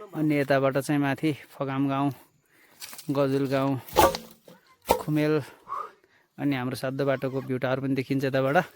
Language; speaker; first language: Nepali; non-native, local second language; Rana Tharu